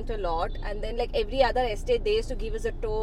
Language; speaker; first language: English; non-native, local second language; Kannada